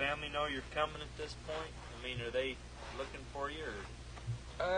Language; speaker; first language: English; native; English